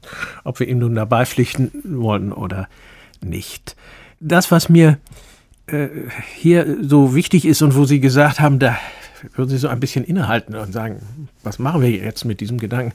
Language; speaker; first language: German; native; German